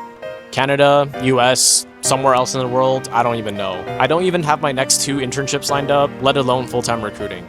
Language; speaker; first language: English; native; English